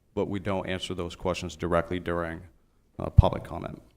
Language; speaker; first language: English; native; English